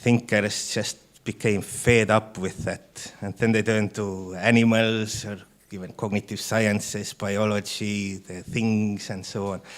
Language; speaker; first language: English; non-native, fluent; Estonian